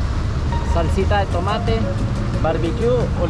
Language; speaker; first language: Spanish; native; Spanish